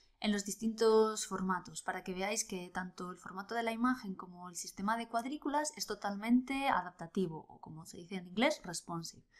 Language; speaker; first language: Spanish; native; Spanish